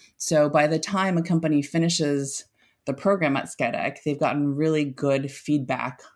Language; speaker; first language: English; native; English